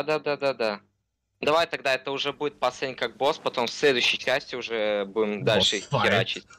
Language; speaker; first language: Russian; native; Russian